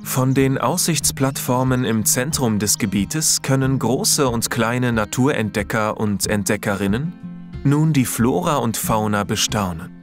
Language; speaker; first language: German; native; German